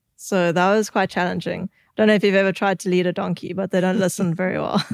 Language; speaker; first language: English; native; English